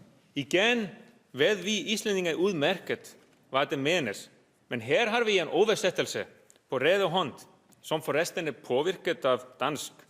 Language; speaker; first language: Danish; non-native, fluent; Icelandic